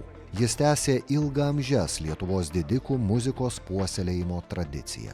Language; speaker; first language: Lithuanian; native; Lithuanian